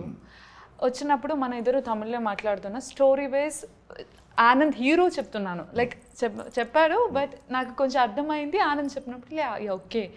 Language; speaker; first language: Telugu; non-native, learner; Malayalam